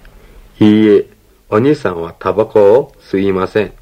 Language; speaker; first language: Japanese; non-native, learner; Mongolian